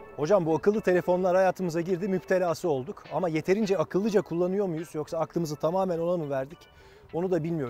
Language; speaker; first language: Turkish; native; Turkish